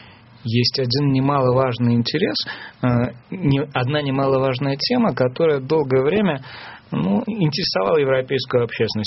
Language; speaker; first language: Russian; native; Russian